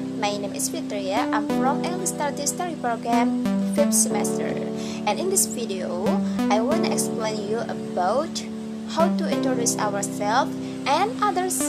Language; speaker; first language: English; non-native, learner; Indonesian